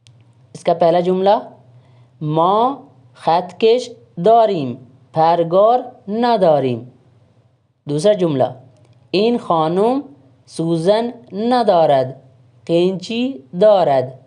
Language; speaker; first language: Persian; non-native, learner; Urdu